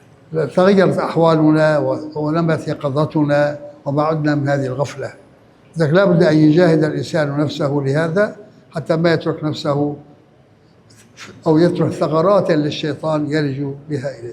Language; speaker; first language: Arabic; native; Arabic